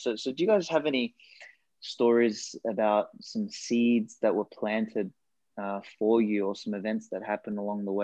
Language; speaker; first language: English; non-native, local second language; Macedonian